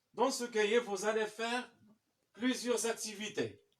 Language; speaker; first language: French; non-native, local second language; Arabic